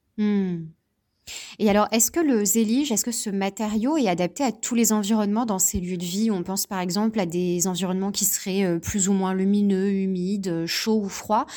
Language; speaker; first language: French; native; French